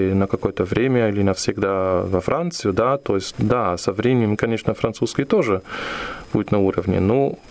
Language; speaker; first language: Russian; non-native, fluent; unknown